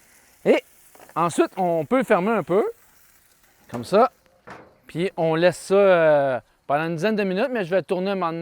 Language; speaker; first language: French; native; French